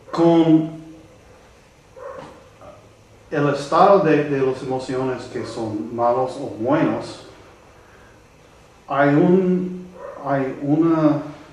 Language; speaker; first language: Spanish; non-native, learner; English